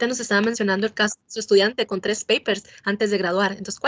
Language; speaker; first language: Spanish; native; Spanish